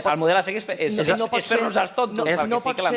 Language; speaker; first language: Catalan; native; Catalan